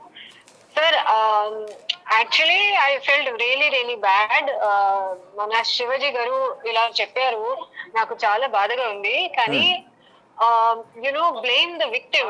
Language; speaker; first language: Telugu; non-native, learner; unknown